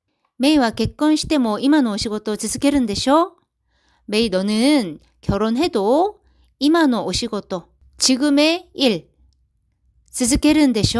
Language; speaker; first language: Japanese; non-native, fluent; Korean